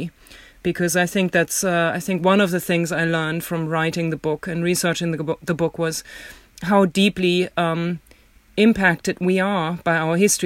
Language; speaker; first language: English; non-native, fluent; German